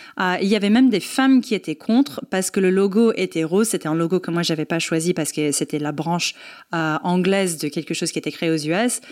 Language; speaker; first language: French; non-native, fluent; English